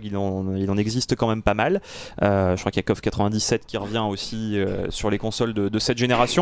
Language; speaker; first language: French; native; French